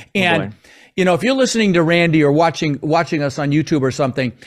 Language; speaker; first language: English; early bilingual, other home language; Dutch